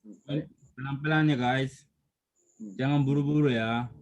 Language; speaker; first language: Indonesian; non-native, fluent; Japanese